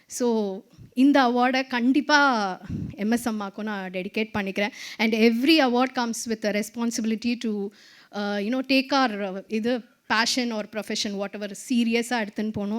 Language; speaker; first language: Tamil; native; Tamil